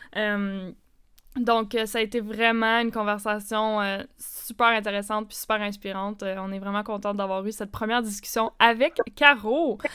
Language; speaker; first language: French; native; French